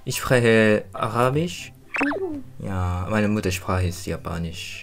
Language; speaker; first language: German; non-native, learner; Japanese